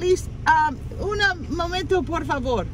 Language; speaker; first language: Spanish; non-native, learner; English